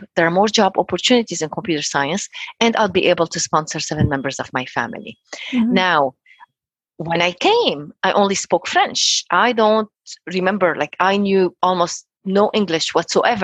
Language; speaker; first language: English; non-native, fluent; Arabic